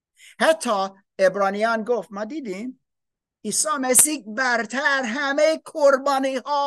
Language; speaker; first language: Persian; non-native, learner; English